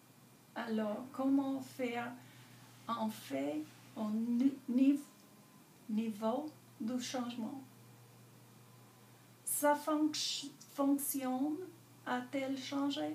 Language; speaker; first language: French; non-native, learner; English